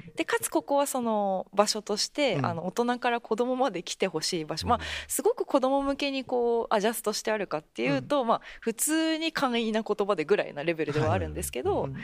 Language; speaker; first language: Japanese; native; Japanese